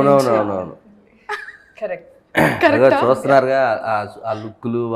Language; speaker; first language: Telugu; native; Telugu